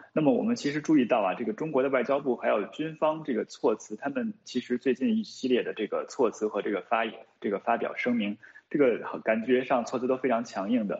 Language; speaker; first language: Chinese; native; Chinese